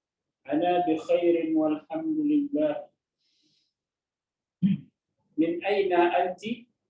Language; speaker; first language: Arabic; non-native, learner; Indonesian